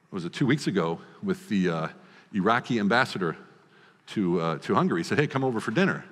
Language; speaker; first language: English; native; English